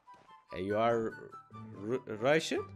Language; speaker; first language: English; non-native, learner; Turkish